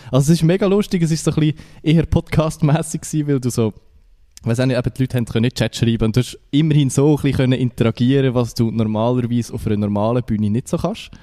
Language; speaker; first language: German; native; German